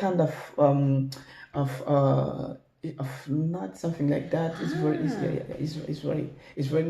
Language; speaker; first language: English; non-native, learner; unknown